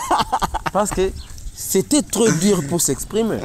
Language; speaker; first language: French; non-native, learner; Rundi